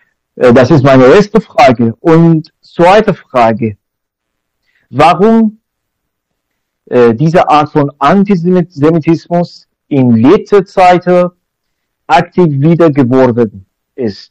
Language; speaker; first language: German; non-native, learner; Persian